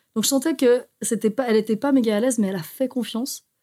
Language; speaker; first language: French; native; French